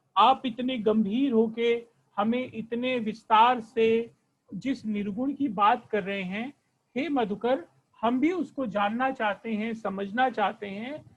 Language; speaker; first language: Hindi; non-native, local second language; Marathi